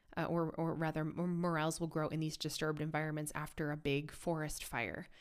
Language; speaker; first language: English; native; English